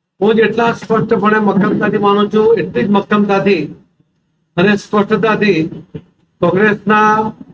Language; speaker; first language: Gujarati; non-native, local second language; Marathi